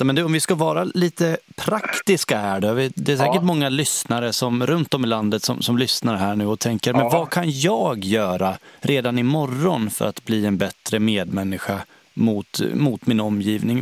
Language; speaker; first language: Swedish; native; Swedish